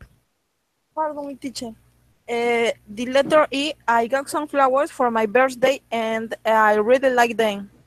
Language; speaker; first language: English; non-native, learner; Spanish